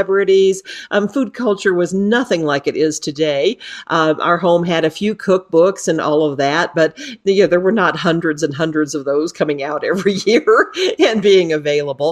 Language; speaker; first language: English; native; English